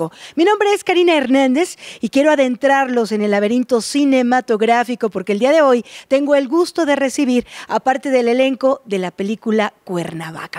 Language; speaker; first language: Spanish; native; Spanish